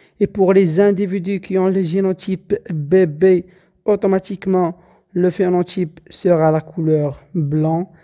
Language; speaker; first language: French; non-native, local second language; Arabic